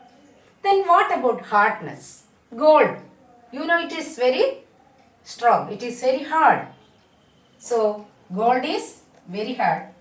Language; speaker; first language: English; non-native, local second language; Malayalam